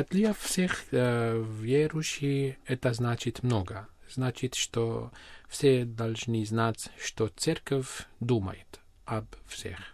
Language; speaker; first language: Russian; non-native, learner; Armenian